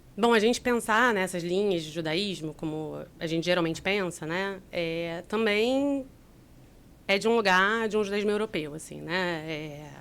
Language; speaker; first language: Portuguese; native; Portuguese